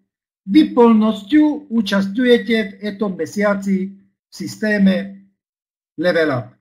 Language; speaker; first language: Russian; non-native, learner; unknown